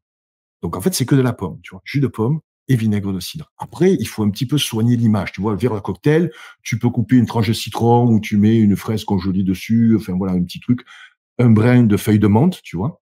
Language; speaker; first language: French; native; French